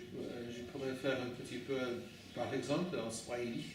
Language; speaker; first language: French; non-native, fluent; English